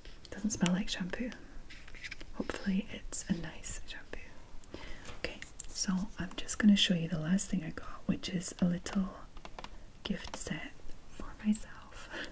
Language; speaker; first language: English; native; English